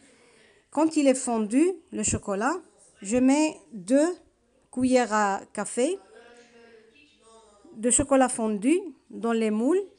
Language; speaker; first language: French; non-native, learner; Arabic